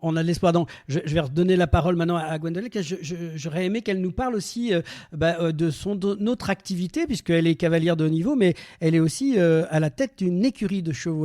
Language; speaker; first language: French; native; French